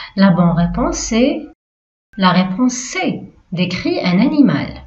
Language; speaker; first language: French; non-native, local second language; Arabic